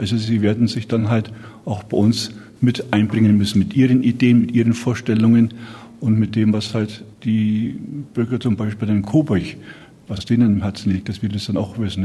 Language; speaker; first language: German; native; German